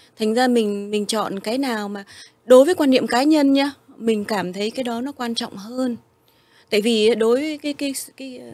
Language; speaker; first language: Vietnamese; early bilingual, heritage; Vietnamese